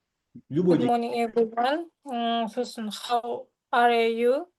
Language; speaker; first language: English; non-native, learner; Kazakh